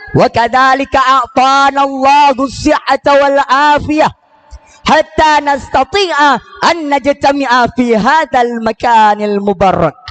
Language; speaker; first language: Arabic; non-native, learner; Achinese